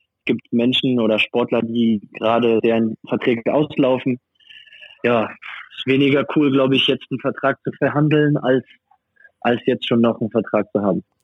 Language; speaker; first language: German; non-native, fluent; French